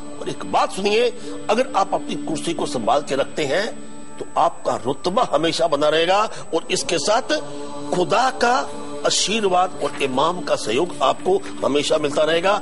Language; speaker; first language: Hindi; native; Hindi